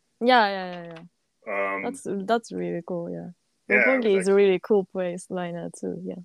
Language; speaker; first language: English; non-native, learner; Japanese